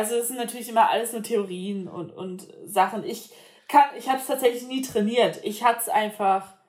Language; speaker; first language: German; native; German